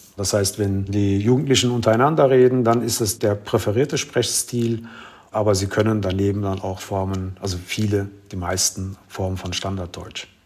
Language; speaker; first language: German; early bilingual, other home language; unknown